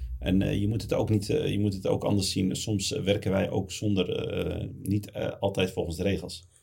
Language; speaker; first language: Dutch; early bilingual, other home language; Arabic